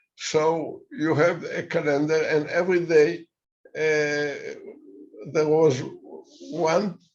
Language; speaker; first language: English; non-native, fluent; Hebrew